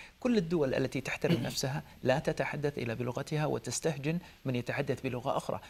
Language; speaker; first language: Arabic; native; Arabic